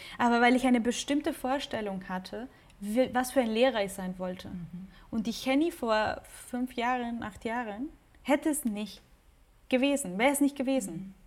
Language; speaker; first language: German; non-native, fluent; Spanish